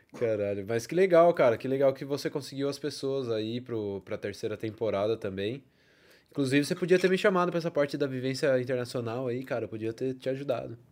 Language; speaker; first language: Portuguese; native; Portuguese